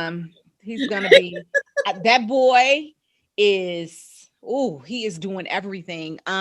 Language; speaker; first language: English; native; English